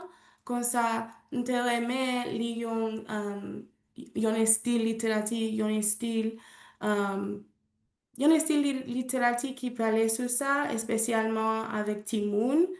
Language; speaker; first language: Haitian Creole; non-native, learner; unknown